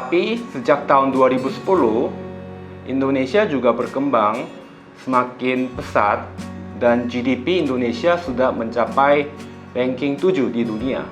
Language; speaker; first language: Indonesian; non-native, fluent; Korean